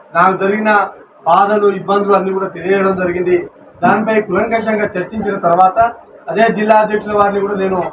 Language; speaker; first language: Telugu; non-native, local second language; Lambadi